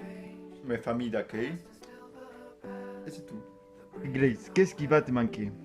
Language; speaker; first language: French; non-native, fluent; Spanish